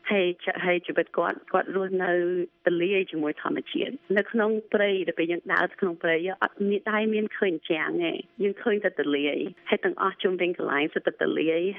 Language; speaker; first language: Khmer; early bilingual, heritage; Khmer